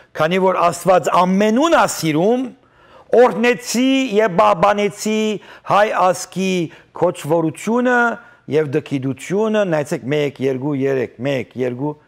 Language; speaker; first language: Armenian; early bilingual, heritage; Armenian